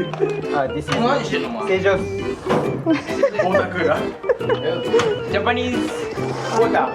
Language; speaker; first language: English; non-native, learner; Japanese